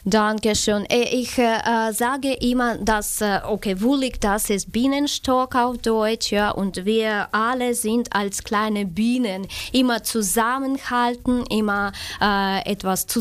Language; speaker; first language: German; non-native, learner; Ukrainian